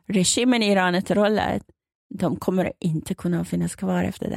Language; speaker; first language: Swedish; non-native, fluent; Persian